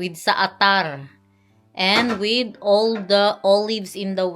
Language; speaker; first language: English; non-native, local second language; Filipino